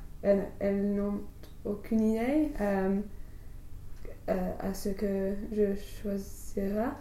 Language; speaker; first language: French; non-native, learner; English